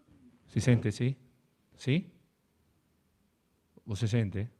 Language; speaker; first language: Portuguese; non-native, learner; Spanish